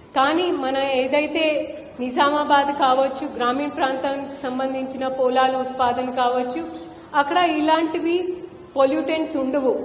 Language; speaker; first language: Telugu; non-native, fluent; Hindi